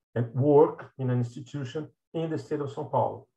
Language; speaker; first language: English; non-native, fluent; Portuguese